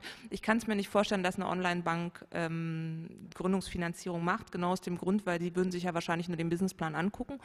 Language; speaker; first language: German; native; German